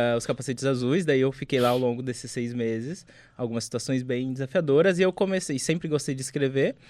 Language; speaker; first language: Portuguese; native; Portuguese